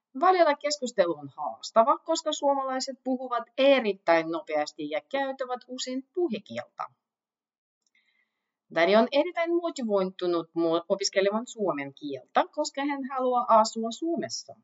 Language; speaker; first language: Finnish; non-native, learner; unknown